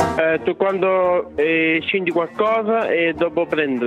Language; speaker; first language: Italian; non-native, learner; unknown